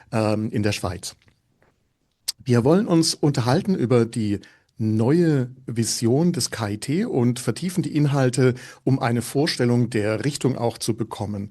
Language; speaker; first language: German; native; German